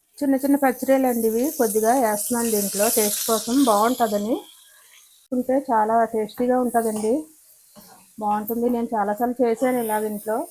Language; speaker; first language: Telugu; native; Telugu